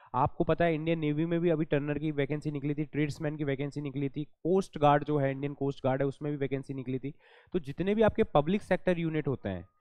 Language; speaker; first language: Hindi; native; Hindi